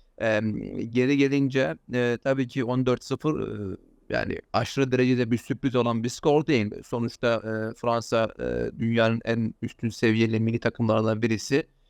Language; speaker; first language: Turkish; early bilingual, heritage; Turkish